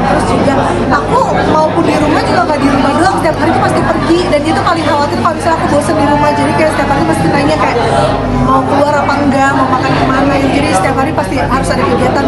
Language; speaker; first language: Indonesian; native; Indonesian